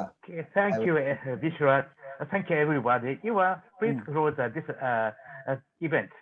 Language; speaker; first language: English; non-native, learner; Japanese